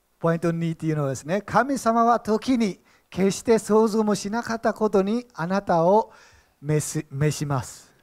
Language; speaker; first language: Japanese; native; Japanese